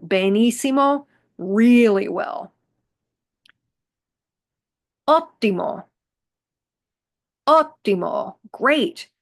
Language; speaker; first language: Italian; non-native, fluent; English